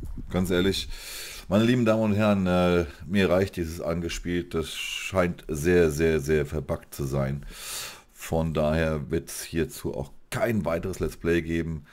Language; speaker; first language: German; native; German